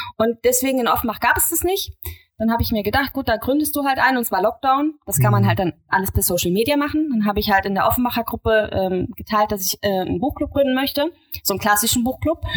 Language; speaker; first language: German; native; German